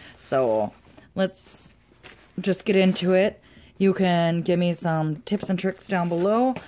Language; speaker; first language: English; native; English